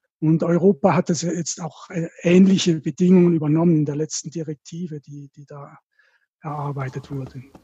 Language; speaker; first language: German; native; German